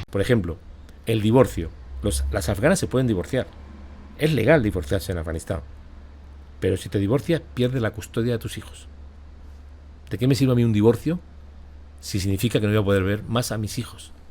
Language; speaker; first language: Spanish; native; Spanish